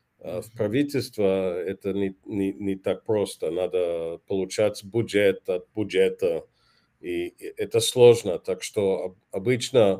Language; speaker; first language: Russian; non-native, fluent; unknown